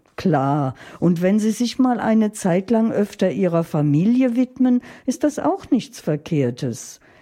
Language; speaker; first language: German; native; German